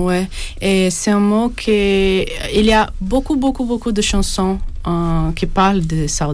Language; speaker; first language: French; non-native, fluent; Portuguese